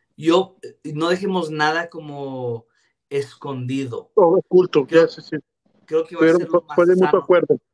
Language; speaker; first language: Spanish; native; Spanish